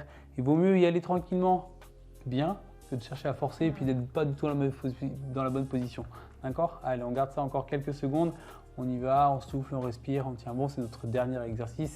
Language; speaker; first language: French; native; French